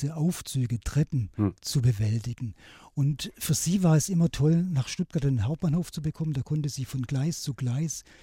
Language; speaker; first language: German; native; German